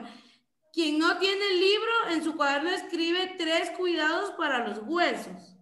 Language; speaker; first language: Spanish; native; Spanish